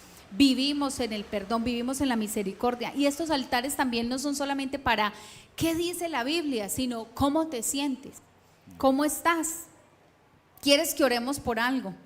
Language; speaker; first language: Spanish; native; Spanish